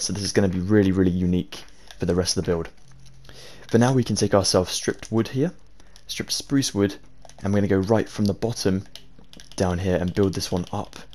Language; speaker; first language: English; native; English